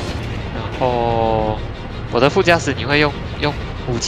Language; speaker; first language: Chinese; native; Chinese